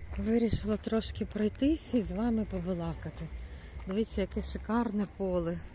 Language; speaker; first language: Ukrainian; non-native, local second language; Russian